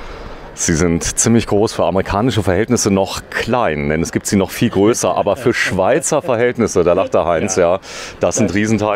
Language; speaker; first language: German; native; German